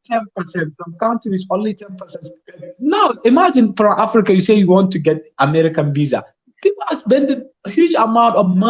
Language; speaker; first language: English; non-native, fluent; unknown